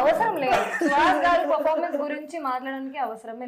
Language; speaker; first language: Telugu; non-native, local second language; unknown